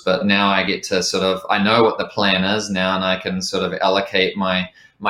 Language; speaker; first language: English; native; English